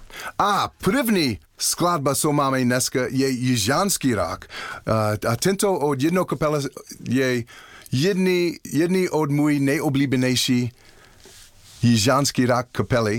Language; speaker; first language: Czech; non-native, learner; English